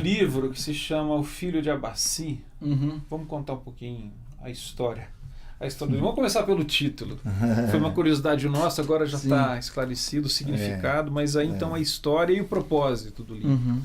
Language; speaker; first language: Portuguese; native; Portuguese